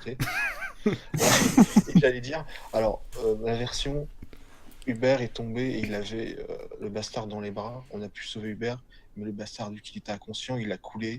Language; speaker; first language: French; native; French